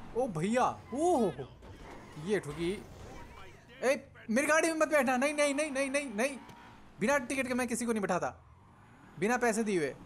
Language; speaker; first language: Hindi; native; Hindi